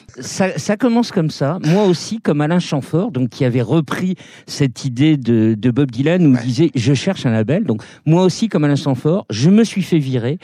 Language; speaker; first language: French; native; French